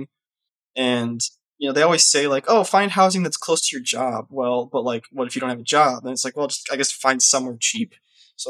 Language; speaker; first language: English; native; English